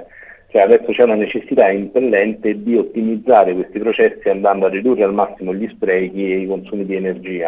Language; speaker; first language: Italian; native; Italian